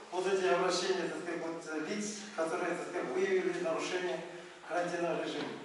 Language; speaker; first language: Russian; non-native, local second language; Kazakh